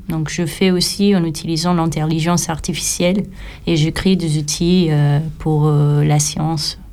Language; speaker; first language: French; non-native, fluent; Portuguese